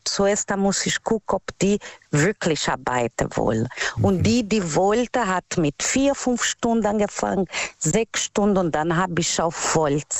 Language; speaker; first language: German; non-native, learner; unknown